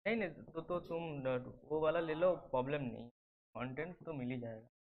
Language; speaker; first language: Hindi; non-native, local second language; Bangla